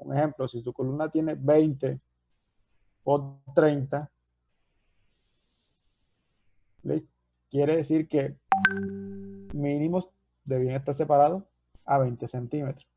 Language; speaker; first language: Spanish; native; Spanish